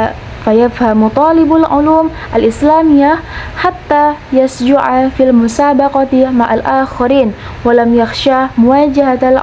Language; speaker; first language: Arabic; non-native, learner; Indonesian